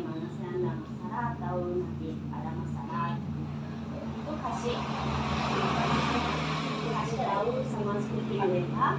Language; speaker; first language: Indonesian; non-native, local second language; Balinese